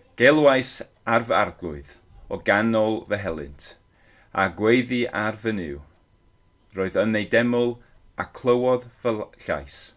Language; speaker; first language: Welsh; non-native, local second language; English